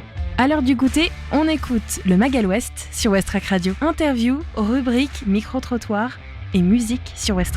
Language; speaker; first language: French; native; French